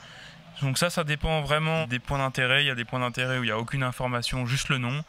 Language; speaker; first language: French; native; French